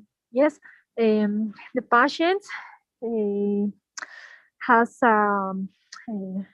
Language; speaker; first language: English; non-native, learner; Spanish